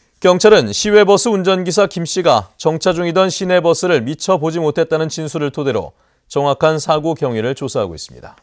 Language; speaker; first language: Korean; native; Korean